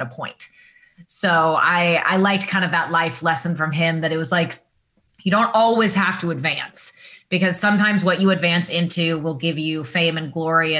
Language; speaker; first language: English; native; English